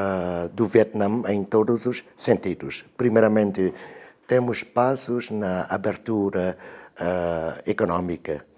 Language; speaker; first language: Portuguese; non-native, fluent; Vietnamese